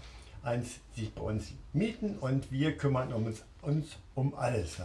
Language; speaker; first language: German; native; German